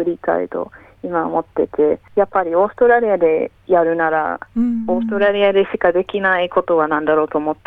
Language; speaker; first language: Japanese; non-native, fluent; English